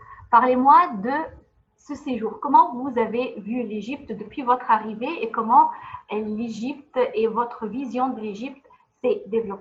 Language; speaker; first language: French; non-native, fluent; Arabic